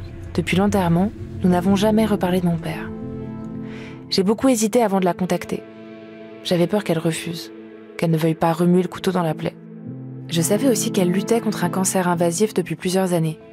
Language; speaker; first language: French; native; French